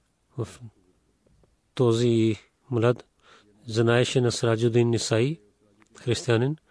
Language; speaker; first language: Bulgarian; non-native, fluent; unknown